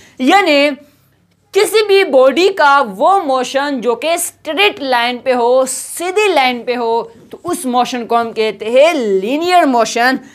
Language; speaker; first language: Urdu; non-native, local second language; Pashto